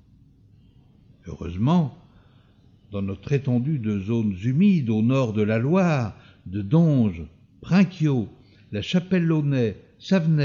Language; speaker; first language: French; native; French